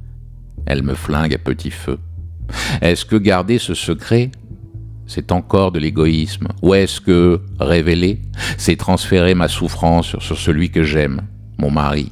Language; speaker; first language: French; native; French